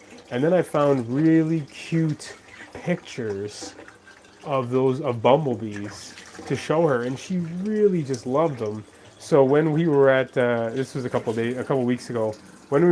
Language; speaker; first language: English; native; English